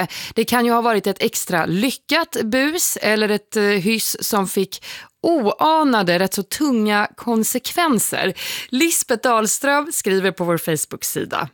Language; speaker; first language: Swedish; native; Swedish